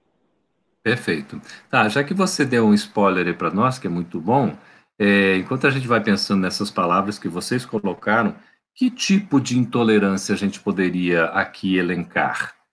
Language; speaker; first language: Portuguese; native; Portuguese